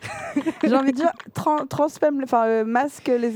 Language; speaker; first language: French; native; French